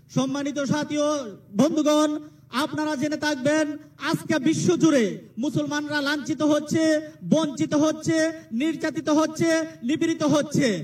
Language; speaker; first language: Bangla; native; Bangla